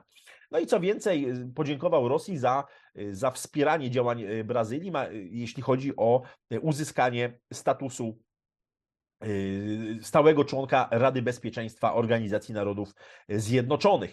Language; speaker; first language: Polish; native; Polish